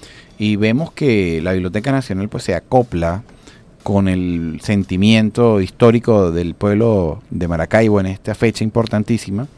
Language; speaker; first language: Spanish; native; Spanish